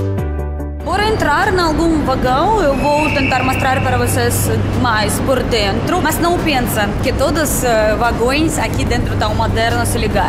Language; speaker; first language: Portuguese; non-native, learner; Russian